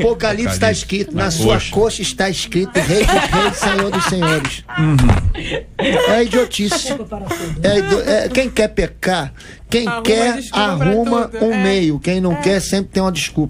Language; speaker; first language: Portuguese; native; Portuguese